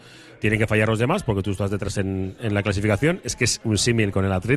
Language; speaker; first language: Spanish; native; Spanish